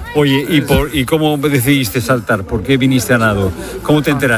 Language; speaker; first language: Spanish; native; Spanish